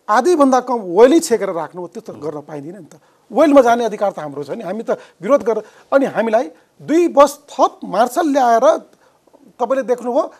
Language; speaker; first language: Nepali; native; Nepali